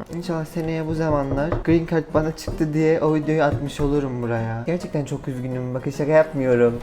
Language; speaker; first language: Turkish; native; Turkish